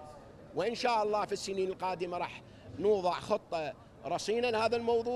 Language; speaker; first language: Arabic; native; Arabic